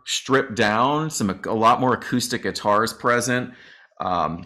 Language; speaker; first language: English; native; English